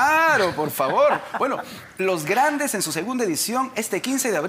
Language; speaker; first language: Spanish; native; Spanish